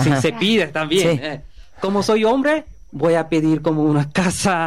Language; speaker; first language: Spanish; non-native, learner; Bangla